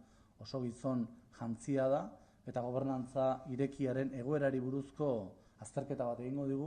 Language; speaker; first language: Basque; native; Basque